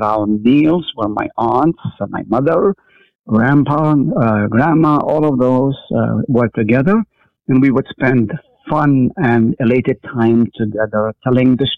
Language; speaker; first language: English; non-native, fluent; Hebrew